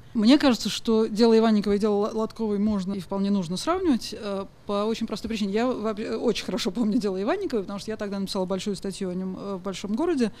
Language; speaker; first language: Russian; native; Russian